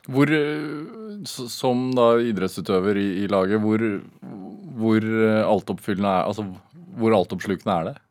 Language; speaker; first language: Norwegian; native; Norwegian